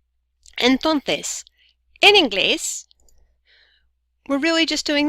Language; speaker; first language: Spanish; non-native, fluent; English